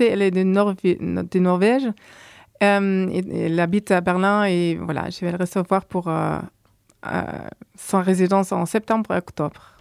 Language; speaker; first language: French; non-native, fluent; German